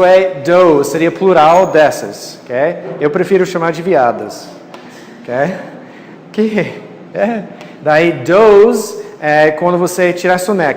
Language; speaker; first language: Portuguese; non-native, fluent; English